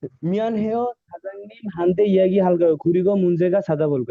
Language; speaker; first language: Korean; non-native, learner; Bangla